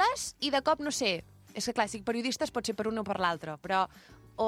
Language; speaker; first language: Catalan; native; Catalan